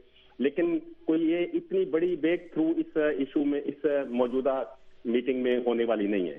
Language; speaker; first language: Urdu; native; Urdu